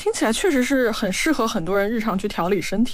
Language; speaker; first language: Chinese; native; Chinese